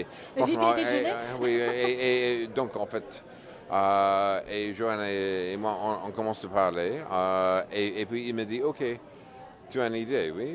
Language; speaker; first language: French; non-native, fluent; English